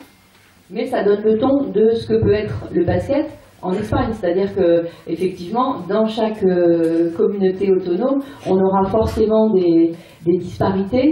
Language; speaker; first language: French; native; French